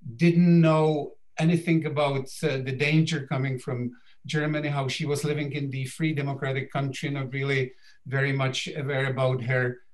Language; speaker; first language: English; non-native, fluent; Czech